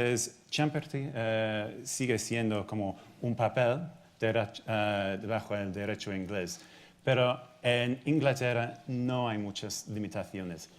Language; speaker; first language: Spanish; non-native, fluent; English